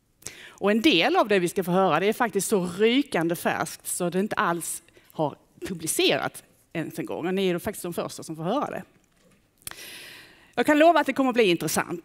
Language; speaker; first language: Swedish; native; Swedish